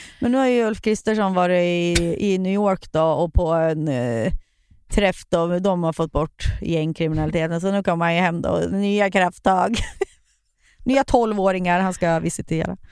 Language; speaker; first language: Swedish; native; Swedish